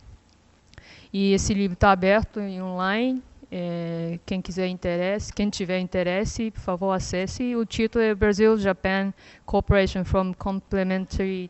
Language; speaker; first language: Portuguese; non-native, fluent; Japanese